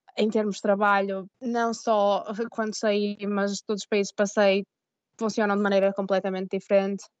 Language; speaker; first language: Portuguese; native; Portuguese